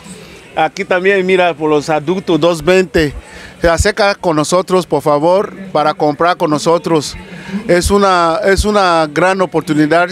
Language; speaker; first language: Spanish; non-native, local second language; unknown